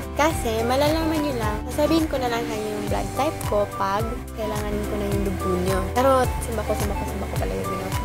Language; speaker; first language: Filipino; non-native, local second language; Cebuano